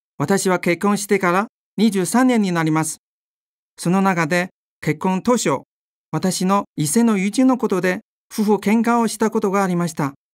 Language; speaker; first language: Japanese; non-native, fluent; Chinese